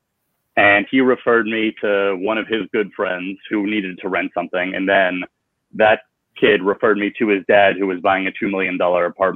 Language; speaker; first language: English; native; English